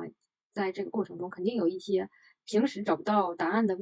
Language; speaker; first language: Chinese; native; Chinese